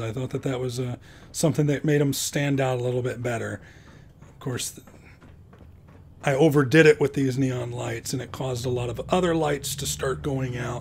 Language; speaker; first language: English; native; English